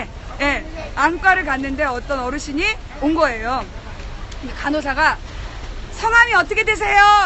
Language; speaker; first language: Korean; native; Korean